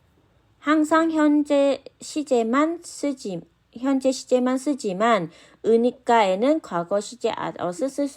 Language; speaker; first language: Korean; non-native, fluent; Khmer